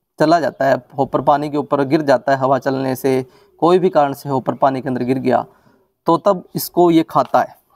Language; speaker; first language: Hindi; non-native, local second language; Punjabi